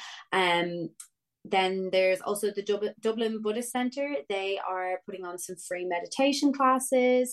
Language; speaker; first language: English; native; English